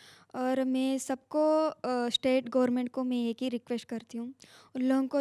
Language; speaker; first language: Hindi; non-native, local second language; Kannada